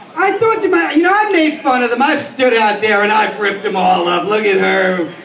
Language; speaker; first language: English; native; English